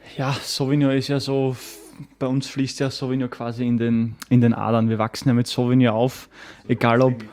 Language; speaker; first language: German; native; German